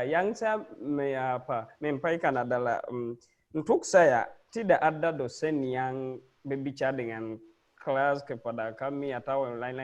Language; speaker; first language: Indonesian; non-native, learner; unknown